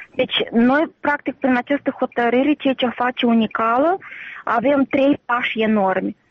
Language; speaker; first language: Romanian; native; Romanian